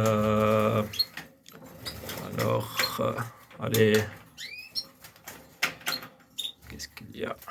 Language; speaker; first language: French; non-native, local second language; Arabic